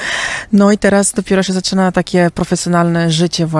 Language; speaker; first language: Polish; early bilingual, heritage; Polish